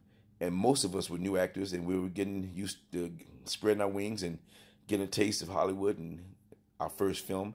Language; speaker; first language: English; native; English